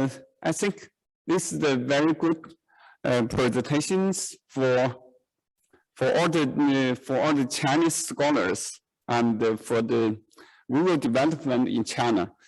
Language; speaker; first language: English; non-native, learner; Chinese